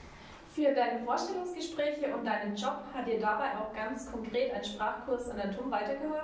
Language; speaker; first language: German; native; German